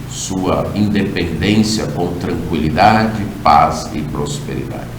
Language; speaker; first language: Portuguese; native; Portuguese